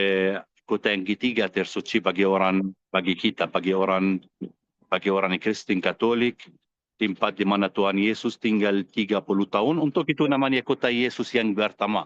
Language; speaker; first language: Indonesian; non-native, fluent; Arabic